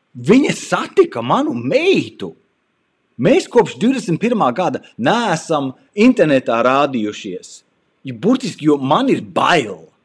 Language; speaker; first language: Latvian; early bilingual, heritage; Latvian